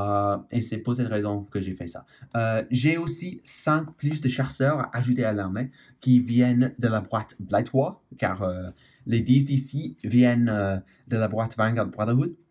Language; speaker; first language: French; non-native, learner; English